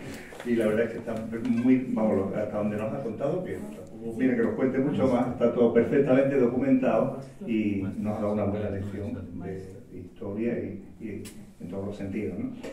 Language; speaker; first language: Spanish; native; Spanish